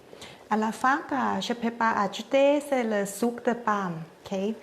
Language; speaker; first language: French; non-native, learner; Thai